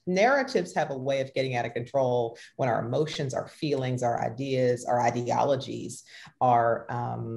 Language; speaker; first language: English; native; English